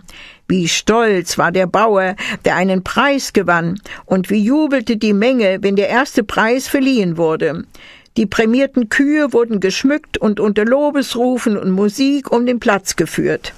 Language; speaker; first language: German; native; German